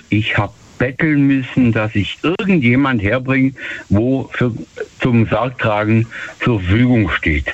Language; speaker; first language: German; native; German